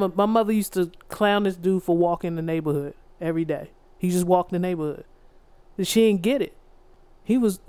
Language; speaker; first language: English; native; English